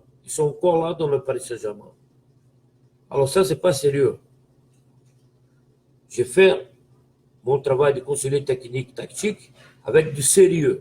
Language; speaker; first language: French; non-native, fluent; Portuguese